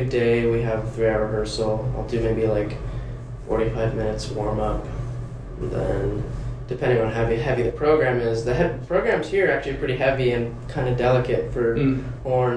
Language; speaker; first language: English; native; English